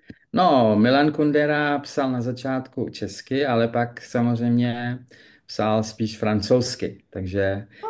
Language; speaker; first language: Czech; early bilingual, heritage; French